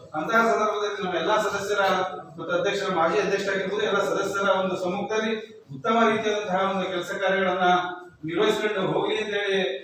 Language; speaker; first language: Kannada; non-native, local second language; Lambadi